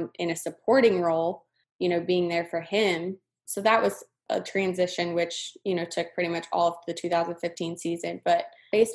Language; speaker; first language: English; native; English